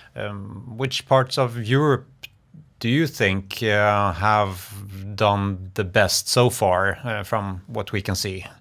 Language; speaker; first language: English; non-native, fluent; Swedish